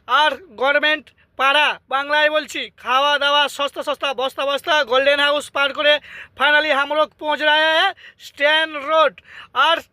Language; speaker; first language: Hindi; non-native, local second language; Bangla